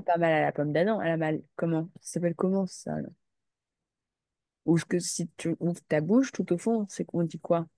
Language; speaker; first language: French; native; French